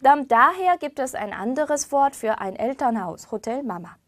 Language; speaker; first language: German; non-native, fluent; Korean